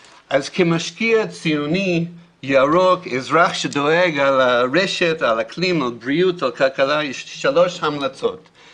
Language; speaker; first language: Hebrew; non-native, fluent; English